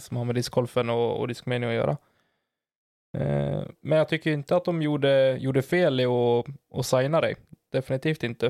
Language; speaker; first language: Swedish; native; Swedish